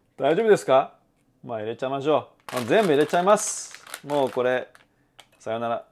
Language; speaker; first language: Japanese; non-native, fluent; Chinese